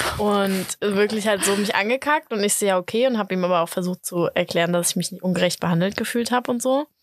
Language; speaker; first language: German; native; German